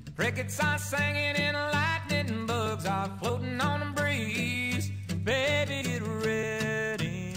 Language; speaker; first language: English; native; English